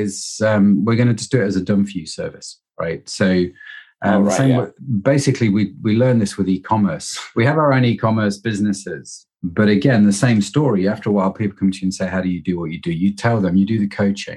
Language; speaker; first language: English; native; English